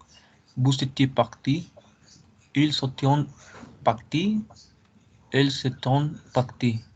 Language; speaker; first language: French; non-native, learner; Spanish